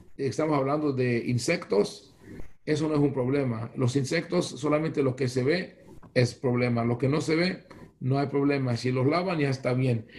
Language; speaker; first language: Spanish; non-native, fluent; Hebrew